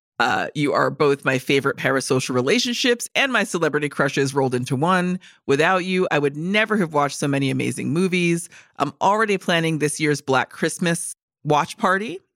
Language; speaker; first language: English; native; English